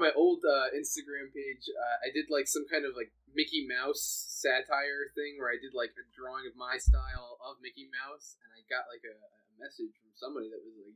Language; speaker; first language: English; native; English